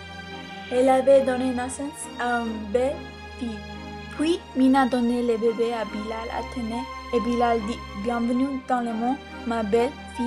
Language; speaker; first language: French; non-native, learner; English